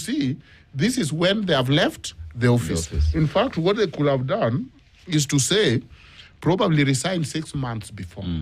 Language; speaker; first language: English; non-native, local second language; Luo (Kenya and Tanzania)